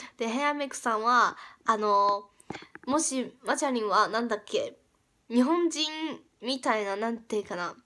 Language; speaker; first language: Japanese; non-native, fluent; Chinese